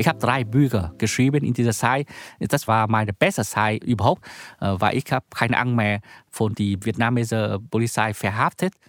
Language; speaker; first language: German; non-native, learner; Vietnamese